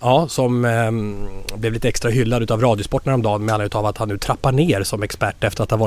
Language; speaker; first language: Swedish; native; Swedish